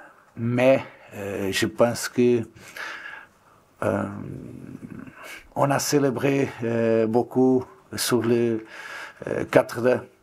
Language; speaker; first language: French; non-native, learner; Portuguese